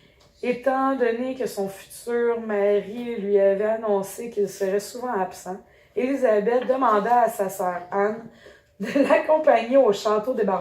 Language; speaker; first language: French; native; French